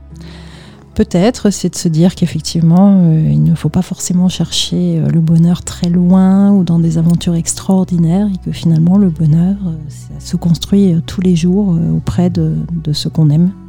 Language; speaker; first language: French; native; French